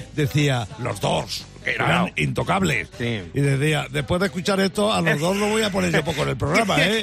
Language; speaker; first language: Spanish; native; Spanish